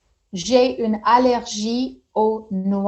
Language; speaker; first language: French; non-native, fluent; English